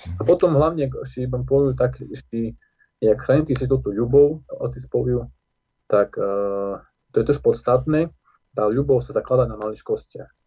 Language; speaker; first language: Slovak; non-native, local second language; Rusyn